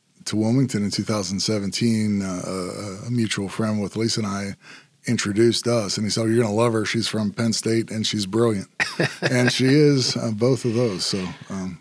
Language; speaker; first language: English; native; English